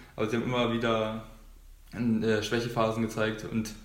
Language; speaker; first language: German; native; German